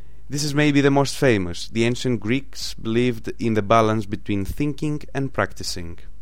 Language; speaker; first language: English; non-native, fluent; Greek